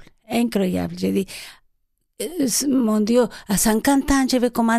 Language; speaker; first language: French; non-native, learner; Spanish